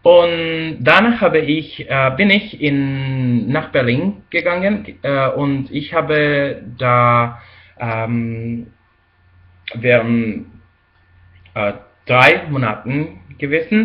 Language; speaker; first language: German; non-native, fluent; Spanish